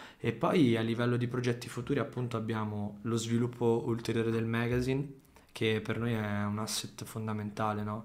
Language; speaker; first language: Italian; native; Italian